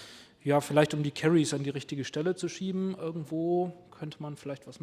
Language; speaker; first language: German; native; German